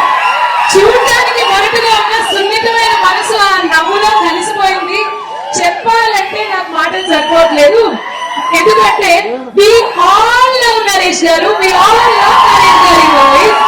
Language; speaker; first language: Telugu; native; Telugu